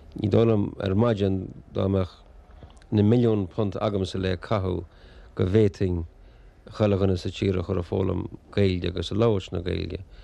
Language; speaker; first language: Irish; native; Irish